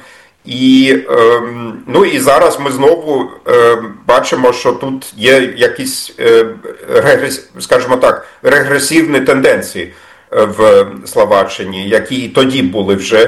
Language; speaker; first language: Ukrainian; non-native, fluent; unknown